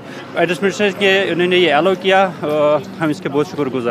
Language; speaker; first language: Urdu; non-native, local second language; Kashmiri